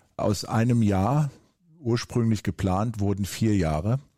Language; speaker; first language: German; native; German